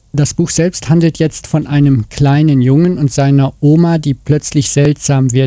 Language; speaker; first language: German; native; German